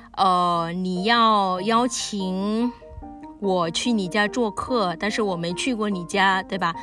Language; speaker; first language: Chinese; native; Chinese